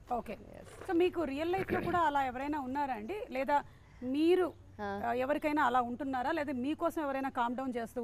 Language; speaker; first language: Telugu; native; Telugu